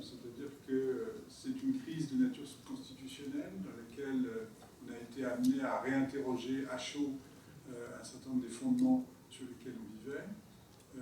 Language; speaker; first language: French; native; French